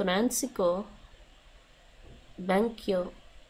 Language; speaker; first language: Japanese; non-native, learner; English